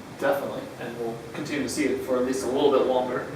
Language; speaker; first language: English; native; English